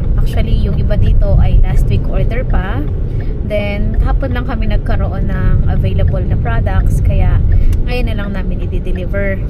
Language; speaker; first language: Filipino; native; Filipino